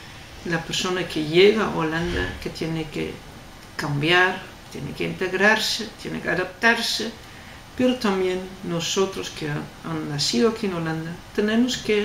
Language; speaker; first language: Spanish; non-native, fluent; Dutch